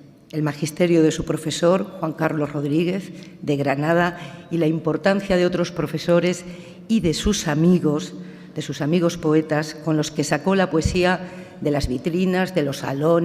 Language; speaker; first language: Spanish; native; Spanish